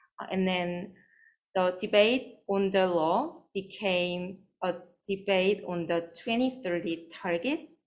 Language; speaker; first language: English; non-native, fluent; Korean